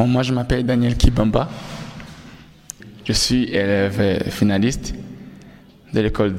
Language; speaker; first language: French; non-native, local second language; Rundi